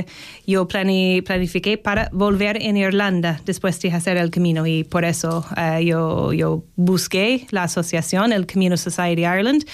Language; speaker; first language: Spanish; non-native, fluent; English